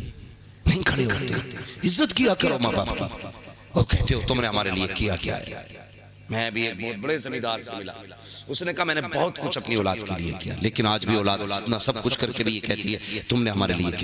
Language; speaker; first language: Hindi; native; Hindi